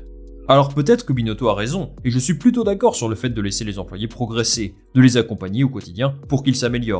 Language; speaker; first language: French; native; French